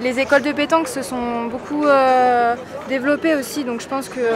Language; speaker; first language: French; native; French